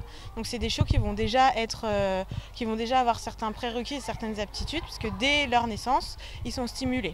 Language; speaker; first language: French; native; French